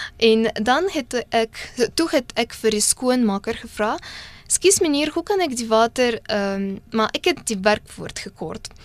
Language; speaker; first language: Afrikaans; non-native, fluent; Russian